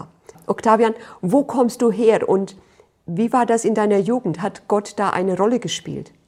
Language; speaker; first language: German; native; German